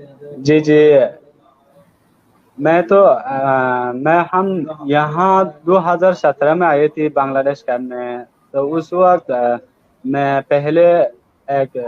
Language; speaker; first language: Hindi; non-native, learner; Rohingya